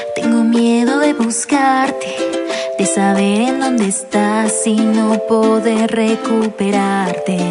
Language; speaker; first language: Spanish; native; Spanish